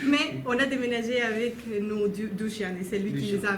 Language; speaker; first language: French; non-native, learner; Spanish